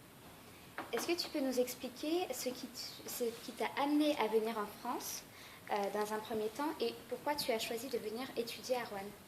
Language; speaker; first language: French; native; French